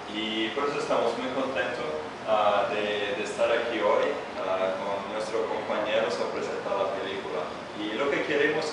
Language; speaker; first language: Spanish; non-native, fluent; Italian